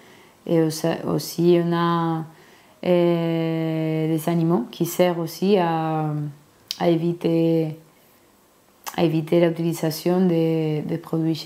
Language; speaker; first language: French; non-native, learner; Spanish